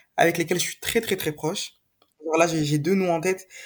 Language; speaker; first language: French; native; French